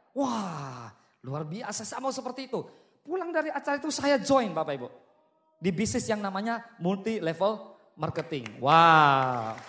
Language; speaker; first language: Indonesian; native; Indonesian